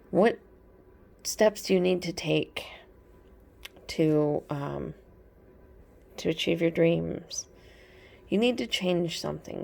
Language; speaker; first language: English; native; English